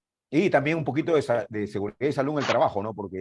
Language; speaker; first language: Spanish; native; Spanish